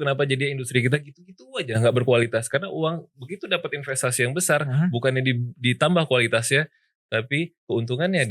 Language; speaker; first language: Indonesian; native; Indonesian